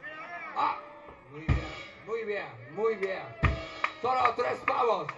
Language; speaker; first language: Spanish; non-native, learner; Japanese